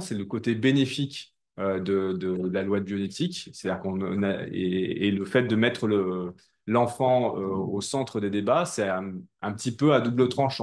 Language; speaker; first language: French; native; French